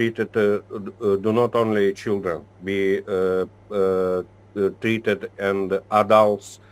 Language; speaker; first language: English; non-native, learner; Ukrainian